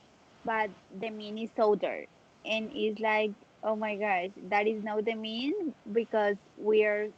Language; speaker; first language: English; non-native, learner; Spanish